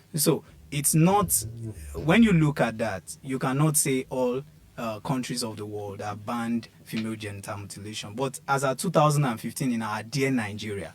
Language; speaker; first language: English; non-native, local second language; Yoruba